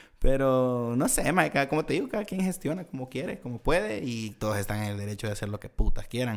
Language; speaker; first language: Spanish; native; Spanish